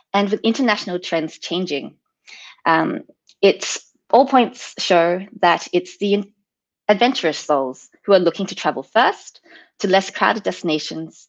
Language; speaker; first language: English; native; English